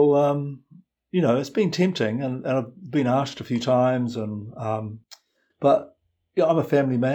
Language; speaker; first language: English; native; English